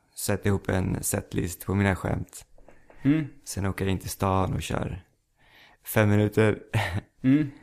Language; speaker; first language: Swedish; native; Swedish